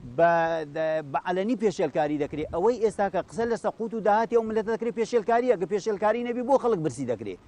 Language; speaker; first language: Central Kurdish; native; Central Kurdish